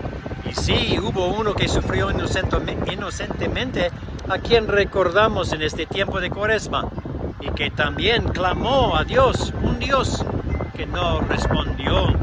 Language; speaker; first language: Spanish; non-native, fluent; English